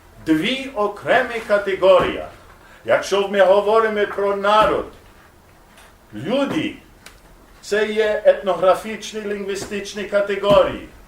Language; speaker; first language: Ukrainian; non-native, learner; English